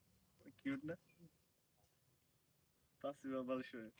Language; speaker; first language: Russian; non-native, learner; Bangla